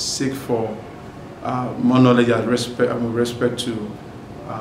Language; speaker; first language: English; native; English